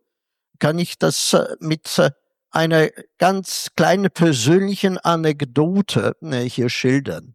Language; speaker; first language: German; non-native, fluent; Polish